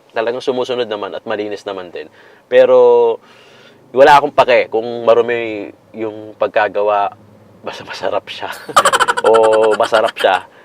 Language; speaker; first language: Filipino; native; Filipino